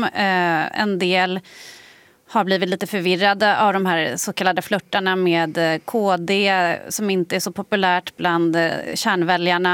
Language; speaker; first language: Swedish; native; Swedish